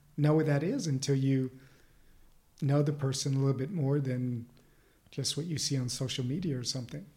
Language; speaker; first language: English; native; English